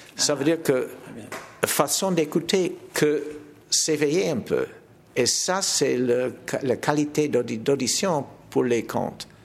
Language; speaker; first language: French; non-native, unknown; English